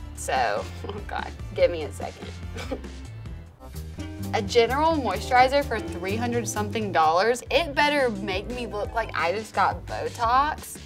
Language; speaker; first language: English; native; English